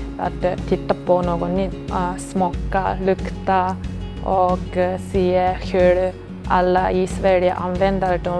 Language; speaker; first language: Swedish; non-native, learner; Japanese